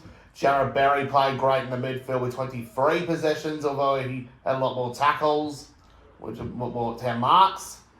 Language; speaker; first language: English; native; English